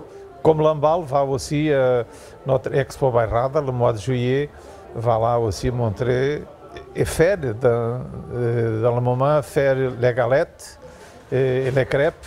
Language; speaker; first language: French; non-native, learner; Portuguese